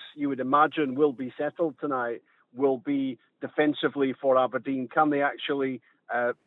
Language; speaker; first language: English; native; English